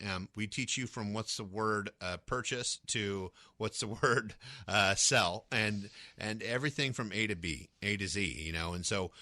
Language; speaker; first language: English; native; English